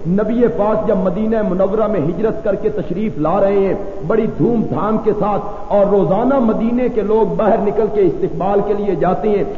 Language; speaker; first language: Urdu; non-native, local second language; Punjabi